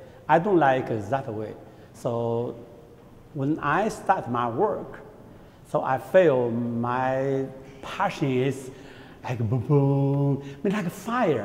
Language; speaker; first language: English; non-native, learner; Chinese